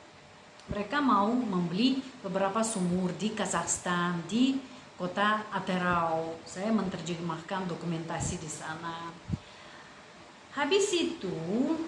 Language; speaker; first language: Indonesian; non-native, fluent; Russian